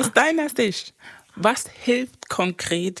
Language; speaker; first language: German; non-native, fluent; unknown